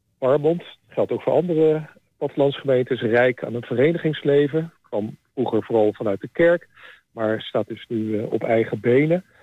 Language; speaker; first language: Dutch; native; Dutch